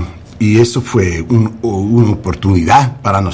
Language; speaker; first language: Spanish; non-native, learner; English